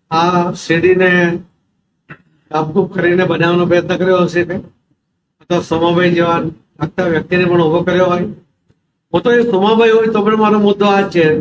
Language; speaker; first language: Gujarati; non-native, local second language; Marathi